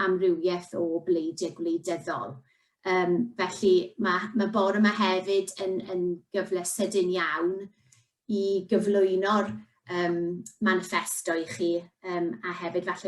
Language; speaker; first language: Welsh; native; Welsh